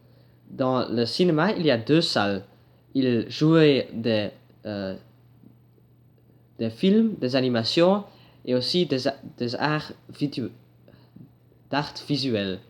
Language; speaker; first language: French; non-native, learner; Dutch